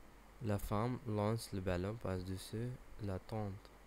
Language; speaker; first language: French; non-native, learner; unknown